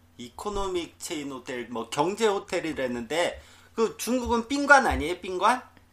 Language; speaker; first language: Korean; native; Korean